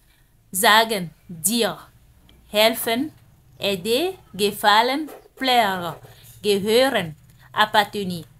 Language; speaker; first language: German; non-native, fluent; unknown